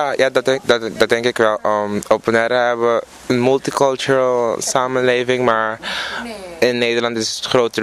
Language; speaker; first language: Dutch; non-native, local second language; Papiamento